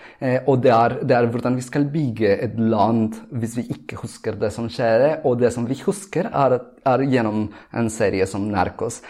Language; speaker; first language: Norwegian; non-native, fluent; Spanish